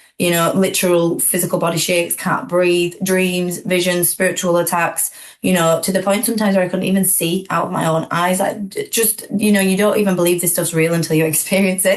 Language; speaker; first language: English; native; English